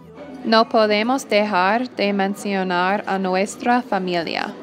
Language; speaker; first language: Spanish; non-native, fluent; English